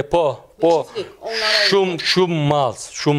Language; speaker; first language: Albanian; non-native, learner; Turkish